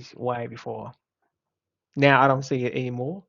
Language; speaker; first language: English; non-native, fluent; Vietnamese